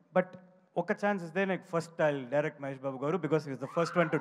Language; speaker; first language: Telugu; non-native, learner; Tamil